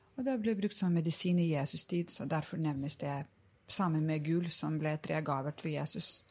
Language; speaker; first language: Norwegian; non-native, fluent; Lithuanian